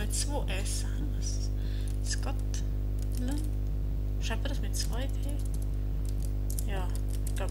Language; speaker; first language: Swedish; non-native, learner; German